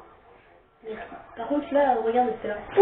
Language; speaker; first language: French; native; French